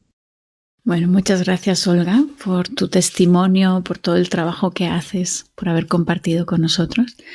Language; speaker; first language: Spanish; native; Spanish